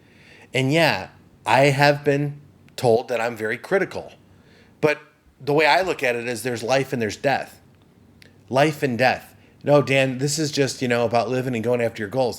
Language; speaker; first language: English; native; English